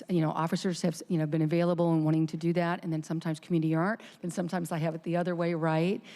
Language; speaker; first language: English; native; English